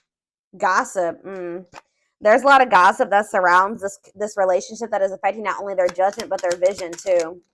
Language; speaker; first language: English; native; English